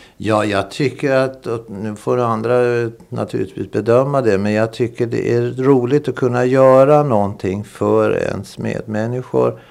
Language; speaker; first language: Swedish; native; Swedish